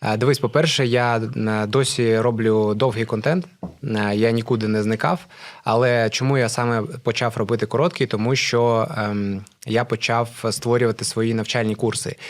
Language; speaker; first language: Ukrainian; non-native, local second language; Russian